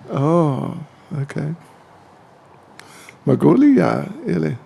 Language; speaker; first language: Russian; non-native, learner; English